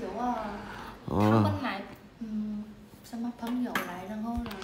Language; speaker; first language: Chinese; non-native, learner; Vietnamese